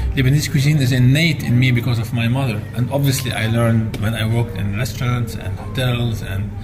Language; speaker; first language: English; non-native, fluent; Arabic